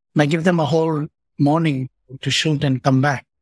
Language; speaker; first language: English; non-native, local second language; Tamil